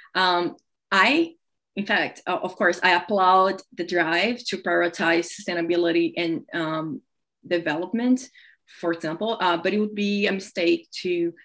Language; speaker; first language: English; non-native, fluent; Portuguese